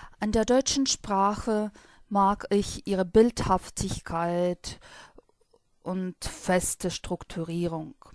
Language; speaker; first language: German; non-native, fluent; Russian